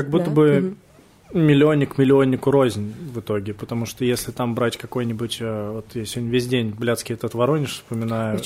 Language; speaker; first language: Russian; native; Russian